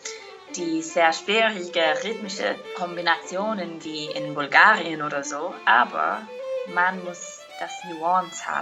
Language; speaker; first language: German; non-native, fluent; Irish